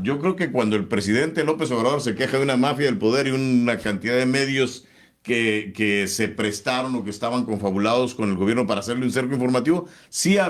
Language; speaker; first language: Spanish; native; Spanish